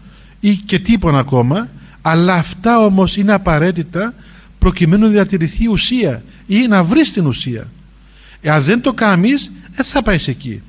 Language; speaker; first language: Greek; native; Greek